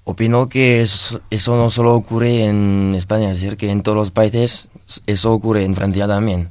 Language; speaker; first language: Spanish; non-native, learner; French